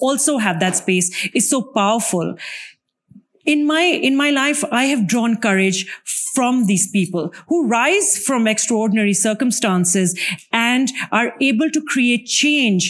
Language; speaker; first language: English; non-native, local second language; Urdu